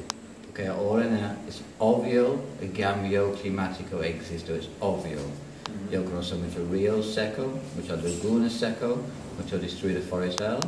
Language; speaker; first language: Spanish; non-native, learner; English